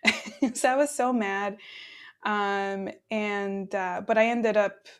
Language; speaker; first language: English; early bilingual, other home language; Spanish